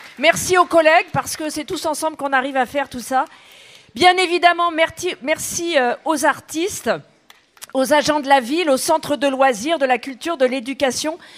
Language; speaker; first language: French; native; French